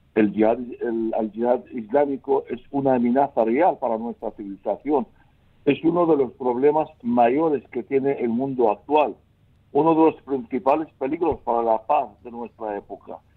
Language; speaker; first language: Spanish; non-native, fluent; Arabic